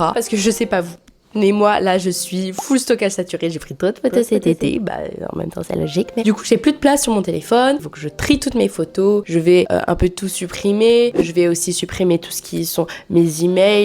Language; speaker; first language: French; native; French